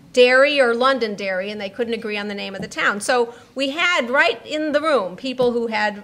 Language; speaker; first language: English; native; English